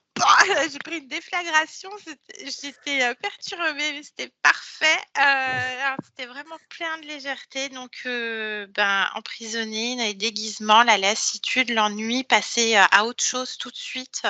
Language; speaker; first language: French; native; French